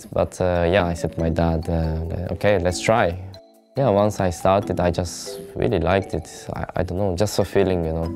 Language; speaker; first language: English; non-native, learner; Japanese